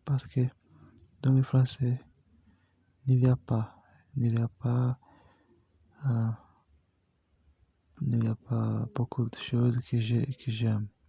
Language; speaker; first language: French; non-native, learner; Portuguese